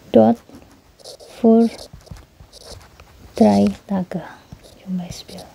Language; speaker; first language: German; non-native, fluent; Indonesian